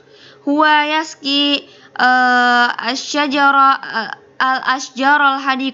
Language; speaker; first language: Arabic; non-native, fluent; Indonesian